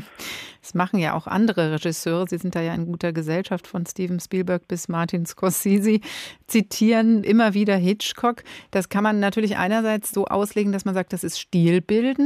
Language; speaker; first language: German; native; German